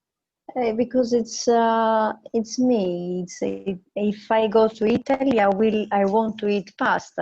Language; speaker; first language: English; non-native, fluent; Italian